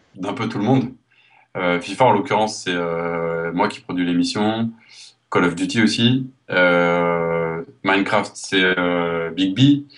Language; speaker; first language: French; native; French